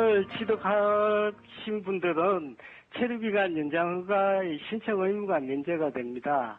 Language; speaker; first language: Korean; native; Korean